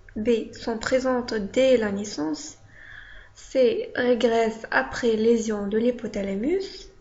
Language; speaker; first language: French; non-native, local second language; Arabic